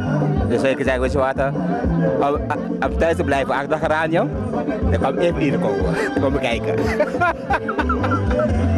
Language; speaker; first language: Dutch; non-native, learner; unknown